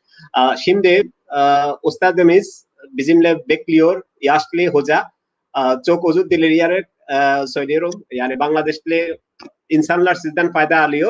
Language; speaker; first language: Turkish; non-native, learner; Bangla